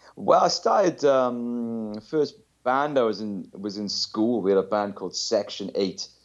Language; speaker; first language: English; native; English